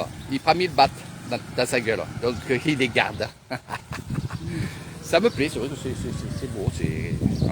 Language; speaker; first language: French; native; French